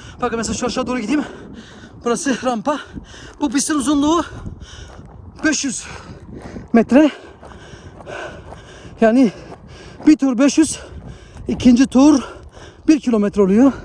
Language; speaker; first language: Turkish; early bilingual, heritage; Turkish